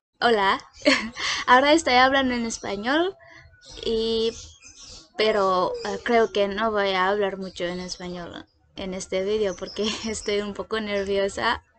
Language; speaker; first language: Spanish; non-native, learner; Indonesian